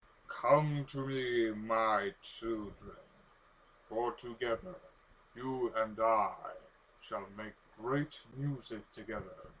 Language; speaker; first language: English; native; English